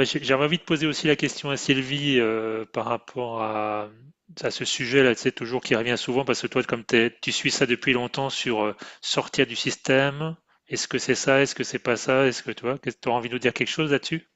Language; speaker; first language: French; native; French